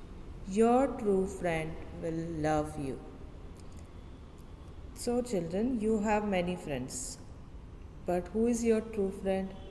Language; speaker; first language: English; non-native, local second language; Hindi